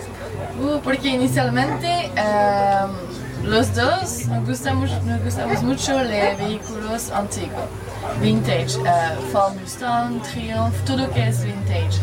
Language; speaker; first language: Spanish; non-native, learner; French